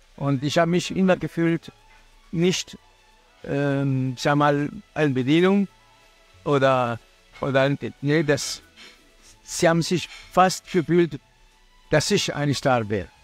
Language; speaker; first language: German; non-native, fluent; Italian